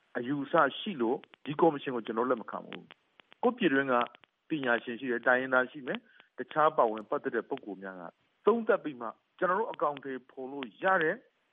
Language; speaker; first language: Burmese; native; Burmese